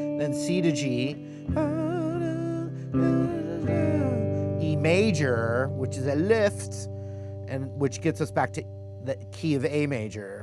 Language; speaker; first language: English; native; English